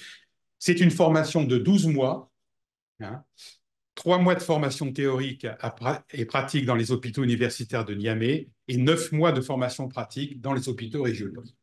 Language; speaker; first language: French; native; French